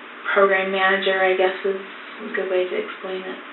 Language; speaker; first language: English; native; English